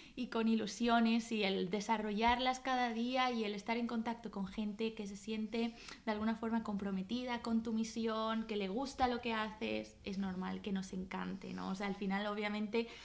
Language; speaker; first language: Spanish; native; Spanish